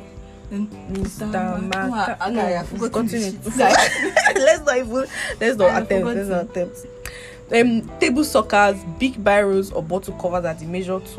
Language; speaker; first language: English; non-native, local second language; Igbo